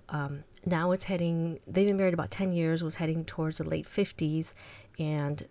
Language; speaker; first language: English; early bilingual, other home language; Chinese